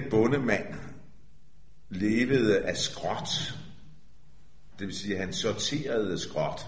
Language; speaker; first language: Danish; early bilingual, other home language; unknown